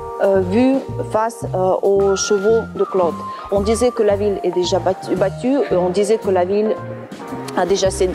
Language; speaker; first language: French; non-native, fluent; Russian